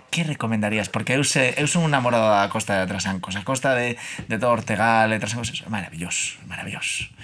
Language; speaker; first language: Galician; non-native, local second language; Spanish